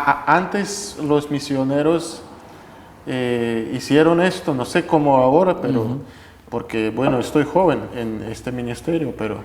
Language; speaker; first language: Spanish; non-native, fluent; Russian